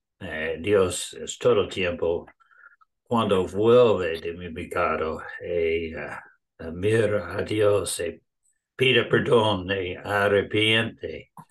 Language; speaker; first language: Spanish; non-native, learner; English